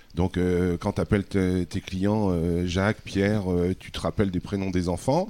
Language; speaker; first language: French; native; French